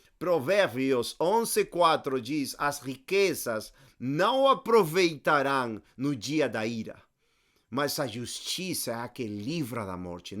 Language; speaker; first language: Portuguese; non-native, fluent; Spanish